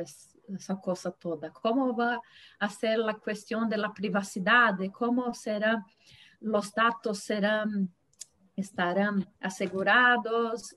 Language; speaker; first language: Spanish; non-native, fluent; Portuguese